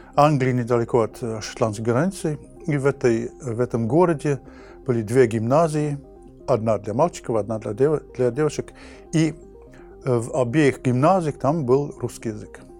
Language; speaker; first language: Russian; non-native, fluent; English